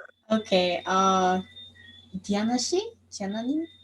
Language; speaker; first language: Korean; non-native, learner; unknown